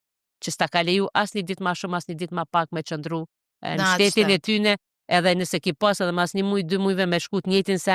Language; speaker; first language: Albanian; native; Albanian